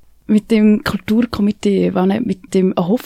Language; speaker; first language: German; native; German